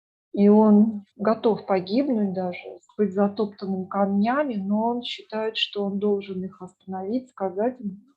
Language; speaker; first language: Russian; native; Russian